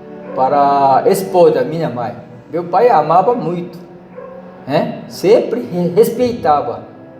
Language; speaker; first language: Portuguese; non-native, learner; Korean